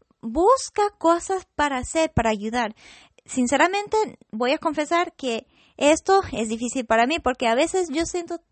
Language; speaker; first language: Spanish; non-native, fluent; English